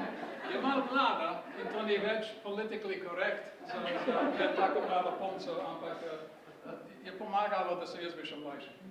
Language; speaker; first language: Slovenian; early bilingual, heritage; Slovenian